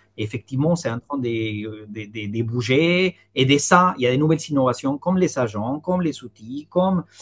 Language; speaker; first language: French; non-native, fluent; Spanish